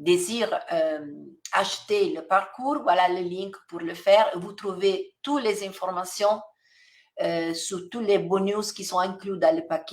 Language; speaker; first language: French; non-native, fluent; Italian